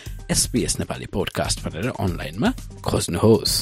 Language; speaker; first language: Nepali; native; Nepali